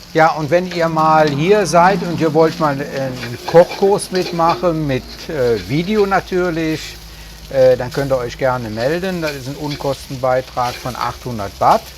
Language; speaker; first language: German; native; German